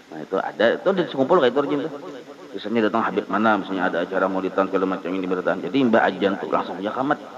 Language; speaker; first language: Indonesian; non-native, local second language; Banjar